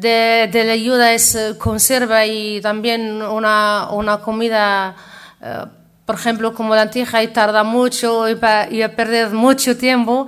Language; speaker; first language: Spanish; non-native, learner; Arabic